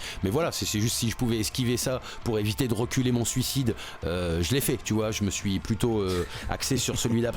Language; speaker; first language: French; native; French